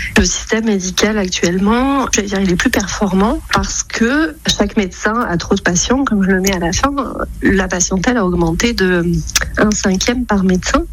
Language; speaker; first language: French; native; French